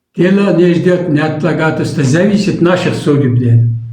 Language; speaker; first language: Russian; non-native, local second language; Kazakh